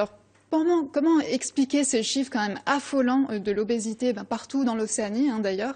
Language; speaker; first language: French; native; French